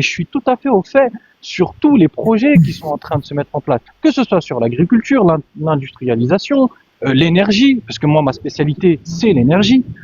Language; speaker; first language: French; early bilingual, other home language; Arabic